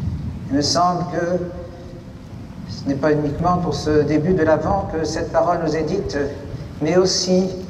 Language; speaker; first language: French; native; French